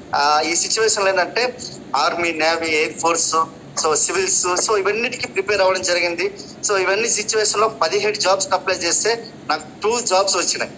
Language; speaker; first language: Telugu; native; Telugu